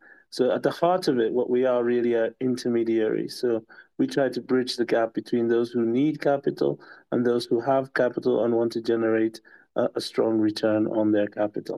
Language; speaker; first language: English; non-native, local second language; Ganda